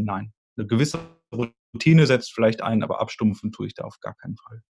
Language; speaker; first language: German; native; German